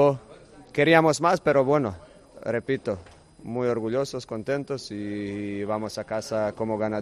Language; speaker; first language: Spanish; non-native, fluent; Croatian